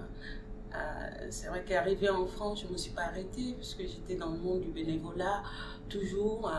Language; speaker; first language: French; non-native, local second language; Wolof